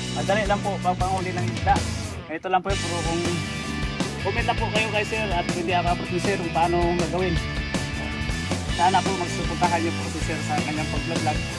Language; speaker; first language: Filipino; non-native, local second language; Masbatenyo